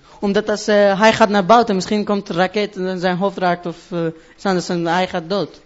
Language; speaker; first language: Dutch; non-native, learner; Persian